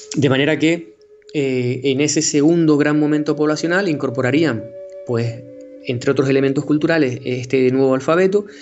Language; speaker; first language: Spanish; native; Spanish